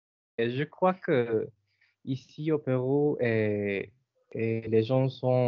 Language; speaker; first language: French; non-native, learner; Spanish